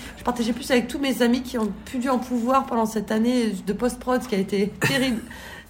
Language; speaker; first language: French; native; French